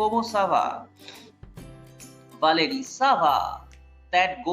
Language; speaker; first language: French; non-native, fluent; Bangla